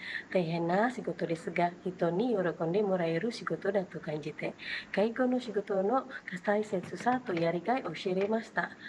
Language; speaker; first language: Japanese; non-native, fluent; Indonesian